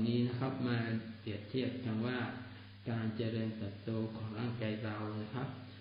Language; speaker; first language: Thai; non-native, local second language; Malay